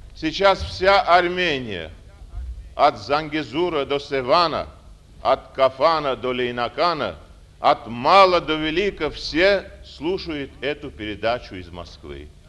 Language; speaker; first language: Russian; non-native, local second language; Armenian